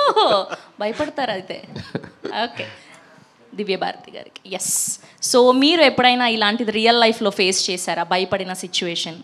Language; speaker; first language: Telugu; native; Telugu